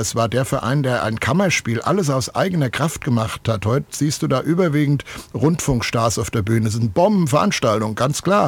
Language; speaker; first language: German; native; German